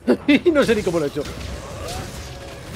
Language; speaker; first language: Spanish; native; Spanish